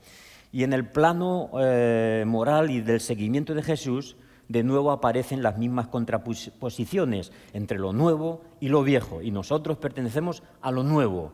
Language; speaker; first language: Spanish; native; Spanish